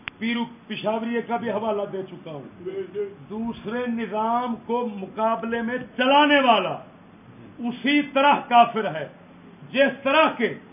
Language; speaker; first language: Urdu; non-native, local second language; Punjabi